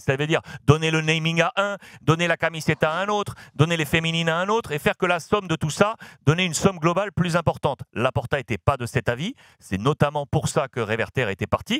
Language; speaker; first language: French; native; French